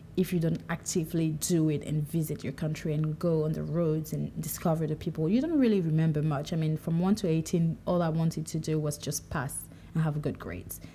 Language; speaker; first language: English; non-native, local second language; French